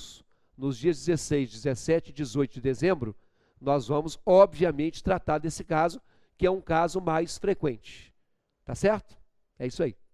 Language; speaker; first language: Portuguese; native; Portuguese